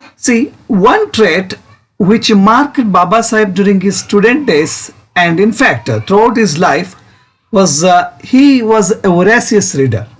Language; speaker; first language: English; non-native, local second language; Kannada